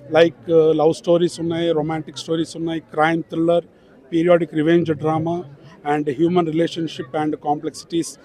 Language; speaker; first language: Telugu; non-native, local second language; Malayalam